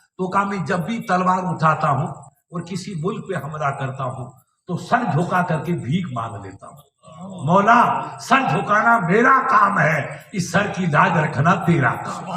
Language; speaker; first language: Urdu; non-native, local second language; Sindhi